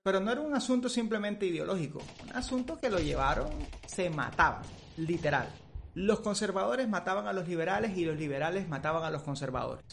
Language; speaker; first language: Spanish; native; Spanish